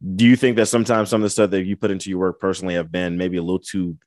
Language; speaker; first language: English; native; English